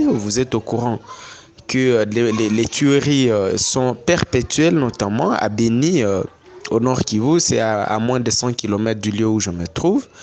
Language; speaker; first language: French; non-native, local second language; Swahili